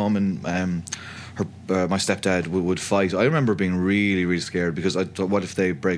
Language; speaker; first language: English; native; English